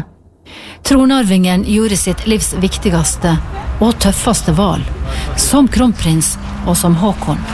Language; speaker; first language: Norwegian; native; Norwegian